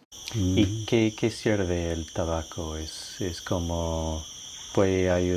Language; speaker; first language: Spanish; non-native, fluent; English